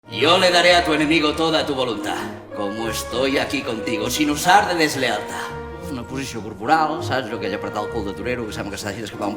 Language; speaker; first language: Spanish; non-native, local second language; Catalan